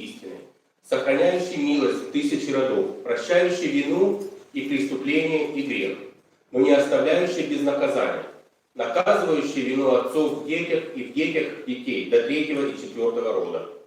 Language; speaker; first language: Russian; native; Russian